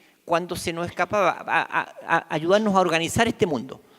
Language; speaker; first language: Spanish; native; Spanish